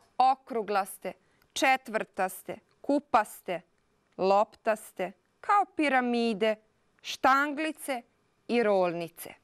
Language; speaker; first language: Serbian; non-native, local second language; Hungarian